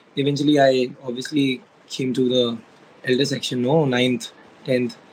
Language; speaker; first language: English; non-native, local second language; Hindi